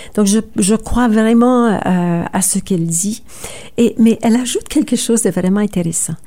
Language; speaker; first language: French; native; French